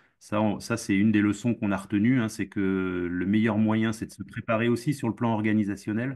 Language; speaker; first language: French; native; French